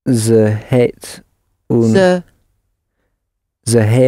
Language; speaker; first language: Dutch; non-native, learner; English